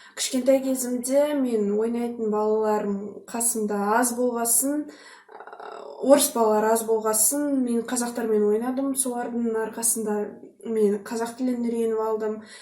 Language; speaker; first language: Kazakh; non-native, local second language; Russian